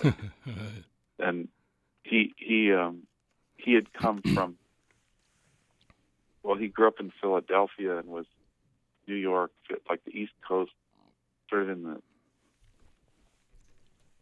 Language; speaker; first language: English; native; English